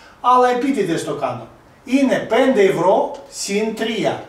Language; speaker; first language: Greek; non-native, fluent; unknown